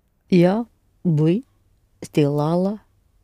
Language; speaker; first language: Russian; non-native, learner; English